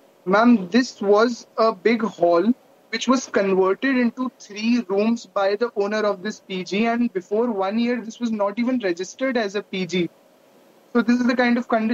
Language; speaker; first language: English; non-native, local second language; Hindi